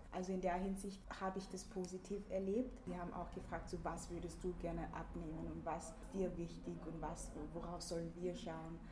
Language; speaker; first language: German; early bilingual, other home language; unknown